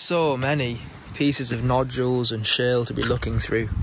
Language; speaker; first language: English; native; English